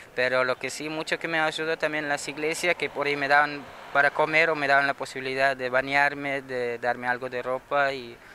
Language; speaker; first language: Spanish; non-native, fluent; Slovenian